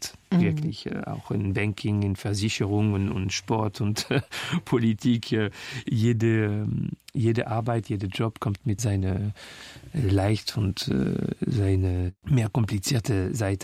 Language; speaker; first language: German; non-native, fluent; French